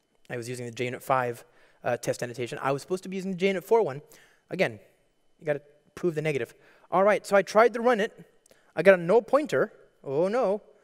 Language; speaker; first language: English; native; English